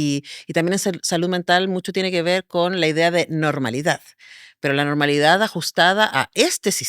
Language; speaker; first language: Spanish; native; Spanish